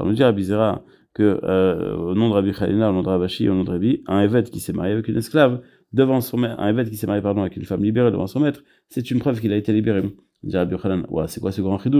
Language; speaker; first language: French; native; French